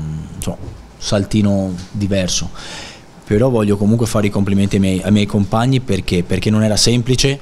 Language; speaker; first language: Italian; native; Italian